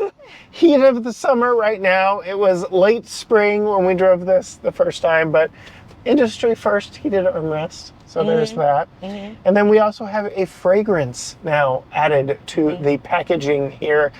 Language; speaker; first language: English; native; English